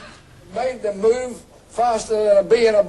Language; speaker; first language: English; native; English